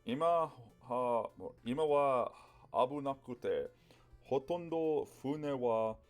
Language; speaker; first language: Japanese; non-native, learner; English